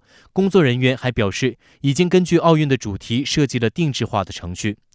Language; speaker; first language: Chinese; native; Chinese